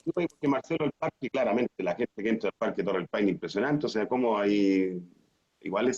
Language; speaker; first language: Spanish; native; Spanish